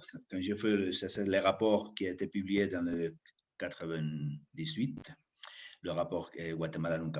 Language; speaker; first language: French; non-native, fluent; Spanish